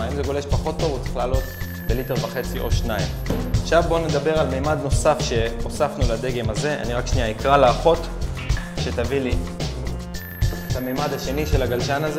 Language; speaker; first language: Hebrew; native; Hebrew